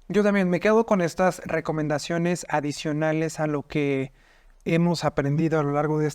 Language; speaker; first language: Spanish; native; Spanish